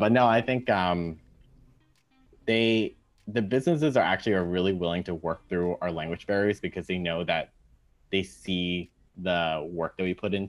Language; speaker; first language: English; native; English